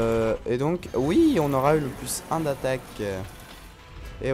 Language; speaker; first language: French; native; French